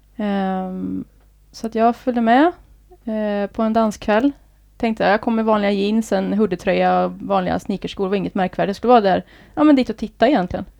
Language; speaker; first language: Swedish; native; Swedish